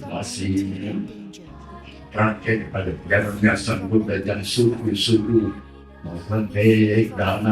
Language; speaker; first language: Indonesian; non-native, learner; Thai